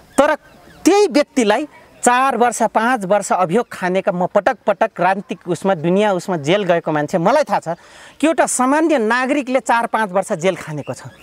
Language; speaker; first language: Nepali; non-native, local second language; Rana Tharu